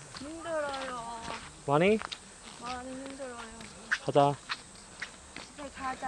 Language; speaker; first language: Korean; non-native, learner; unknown